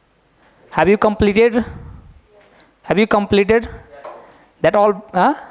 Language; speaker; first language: English; non-native, fluent; Hindi